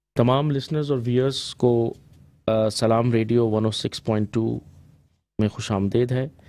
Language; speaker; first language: Urdu; native; Urdu